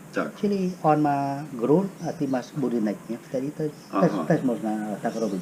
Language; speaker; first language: Polish; non-native, fluent; Khmer